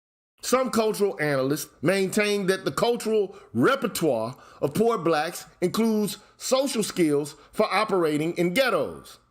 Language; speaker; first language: English; native; English